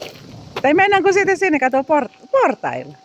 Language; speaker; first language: Finnish; non-native, learner; Filipino